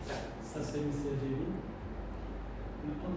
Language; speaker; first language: French; non-native, learner; Khmer